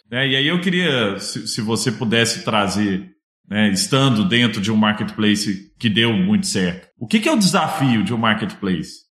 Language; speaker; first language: Portuguese; native; Portuguese